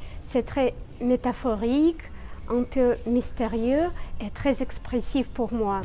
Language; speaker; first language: French; non-native, fluent; Russian